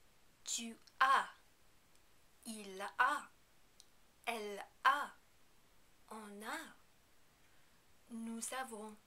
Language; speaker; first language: French; non-native, fluent; English